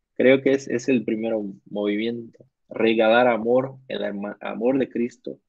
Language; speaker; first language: Spanish; non-native, learner; Portuguese